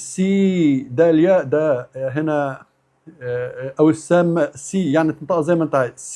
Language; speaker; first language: Arabic; native; Arabic